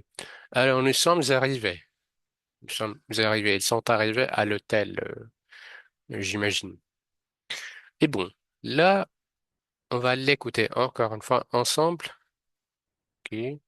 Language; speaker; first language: French; non-native, fluent; Arabic